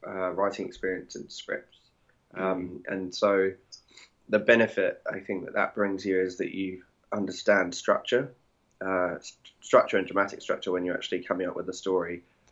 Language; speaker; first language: English; native; English